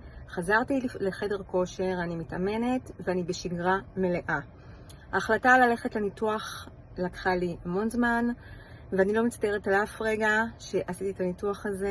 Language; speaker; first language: Hebrew; native; Hebrew